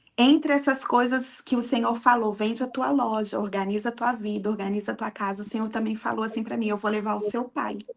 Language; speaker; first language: Portuguese; native; Portuguese